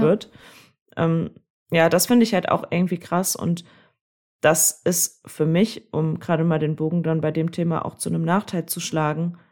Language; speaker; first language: German; native; German